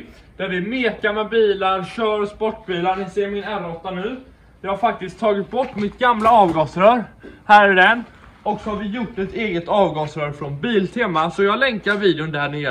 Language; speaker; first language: Swedish; native; Swedish